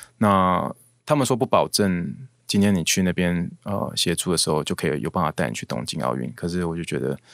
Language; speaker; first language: Chinese; native; Chinese